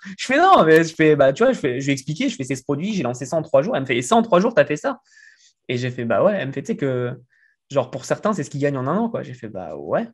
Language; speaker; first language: French; native; French